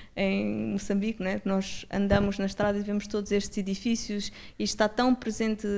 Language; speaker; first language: Portuguese; native; Portuguese